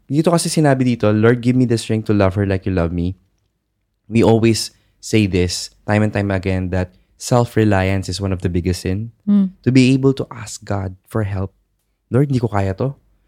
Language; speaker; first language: English; non-native, local second language; Filipino